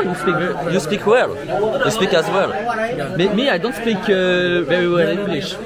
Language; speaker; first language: English; non-native, learner; French